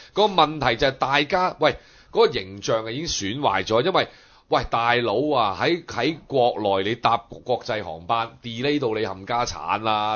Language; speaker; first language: Cantonese; native; Cantonese